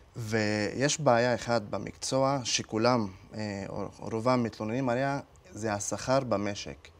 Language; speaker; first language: Hebrew; non-native, local second language; Arabic